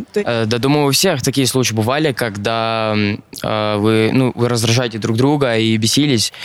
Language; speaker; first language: Russian; early bilingual, other home language; Arabic